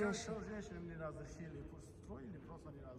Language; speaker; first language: Russian; non-native, local second language; Tajik